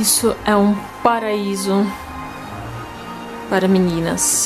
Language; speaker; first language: Portuguese; non-native, fluent; Russian